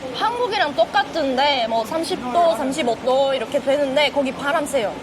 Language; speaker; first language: Korean; non-native, fluent; Portuguese